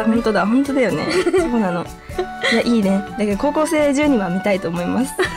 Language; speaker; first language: Japanese; native; Japanese